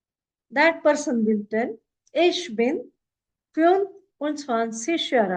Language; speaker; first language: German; non-native, fluent; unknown